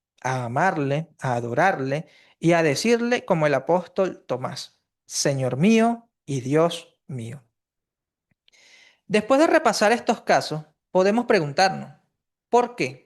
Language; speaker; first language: Spanish; native; Spanish